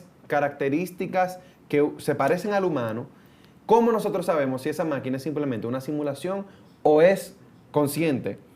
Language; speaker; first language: Spanish; native; Spanish